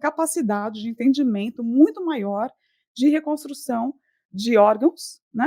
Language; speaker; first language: Portuguese; native; Portuguese